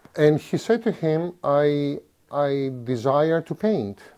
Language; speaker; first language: English; non-native, fluent; Greek